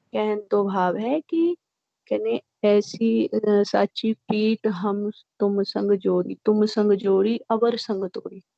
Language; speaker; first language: Hindi; non-native, local second language; Punjabi